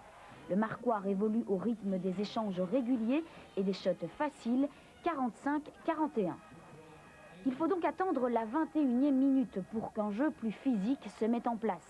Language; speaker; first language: French; native; French